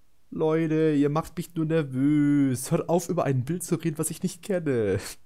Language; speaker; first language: German; native; German